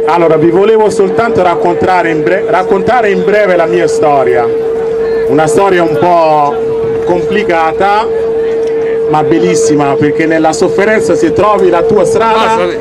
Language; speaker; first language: Italian; non-native, fluent; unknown